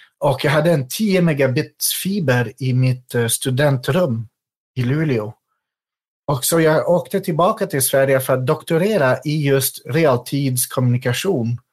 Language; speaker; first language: Swedish; non-native, fluent; French